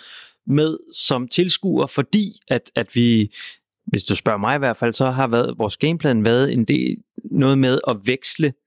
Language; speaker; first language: Danish; native; Danish